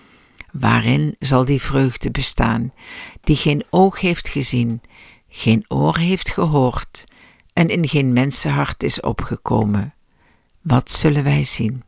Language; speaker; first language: Dutch; native; Dutch